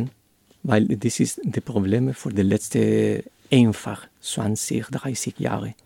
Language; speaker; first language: German; non-native, learner; Spanish